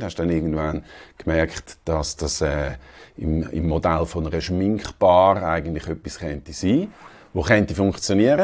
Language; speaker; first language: German; native; German